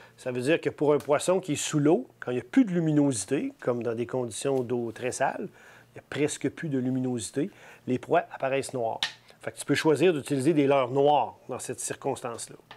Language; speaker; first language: French; native; French